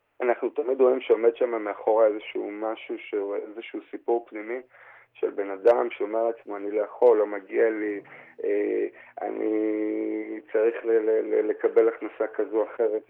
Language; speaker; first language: Hebrew; native; Hebrew